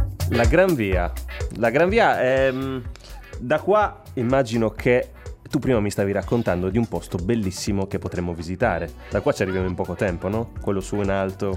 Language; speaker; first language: Italian; native; Italian